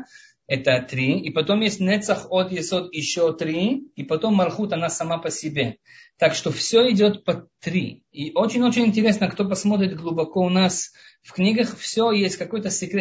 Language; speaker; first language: Russian; early bilingual, heritage; Russian